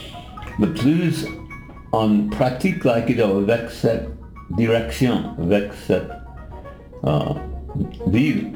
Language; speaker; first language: French; non-native, fluent; English